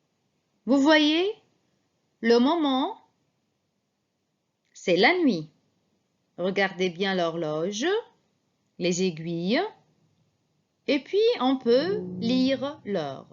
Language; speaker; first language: French; non-native, fluent; Arabic